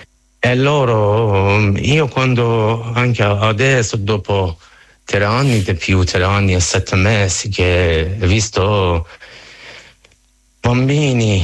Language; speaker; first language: Italian; non-native, learner; Persian